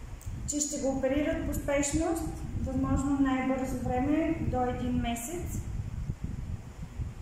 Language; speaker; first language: Bulgarian; native; Bulgarian